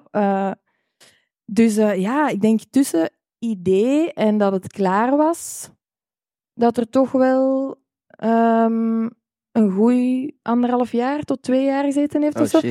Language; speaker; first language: Dutch; native; Dutch